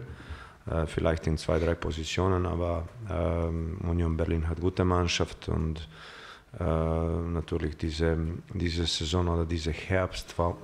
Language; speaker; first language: German; non-native, fluent; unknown